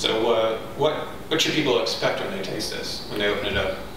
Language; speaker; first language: English; native; English